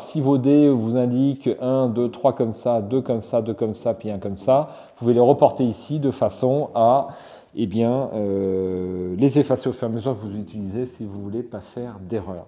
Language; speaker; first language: French; native; French